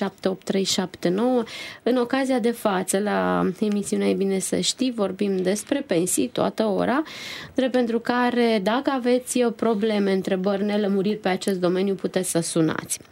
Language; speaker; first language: Romanian; native; Romanian